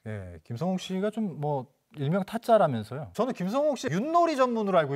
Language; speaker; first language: Korean; native; Korean